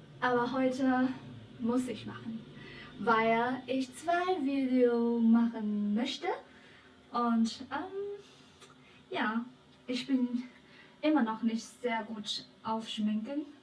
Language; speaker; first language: German; non-native, learner; Chinese